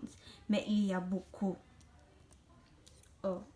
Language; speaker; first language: French; non-native, learner; English